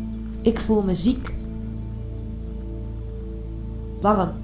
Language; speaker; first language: Dutch; non-native, learner; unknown